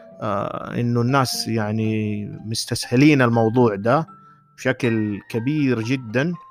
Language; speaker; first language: Arabic; native; Arabic